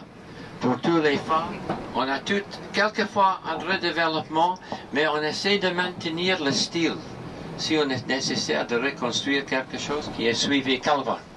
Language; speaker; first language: French; non-native, learner; English